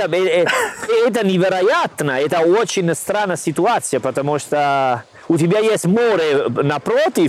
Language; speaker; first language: Russian; non-native, learner; Italian